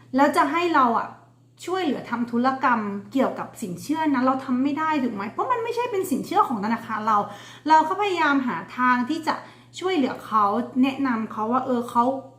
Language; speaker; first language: Thai; native; Thai